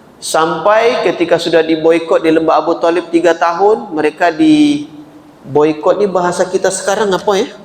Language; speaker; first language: Malay; native; Malay